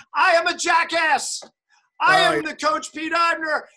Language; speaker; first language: English; early bilingual, other home language; German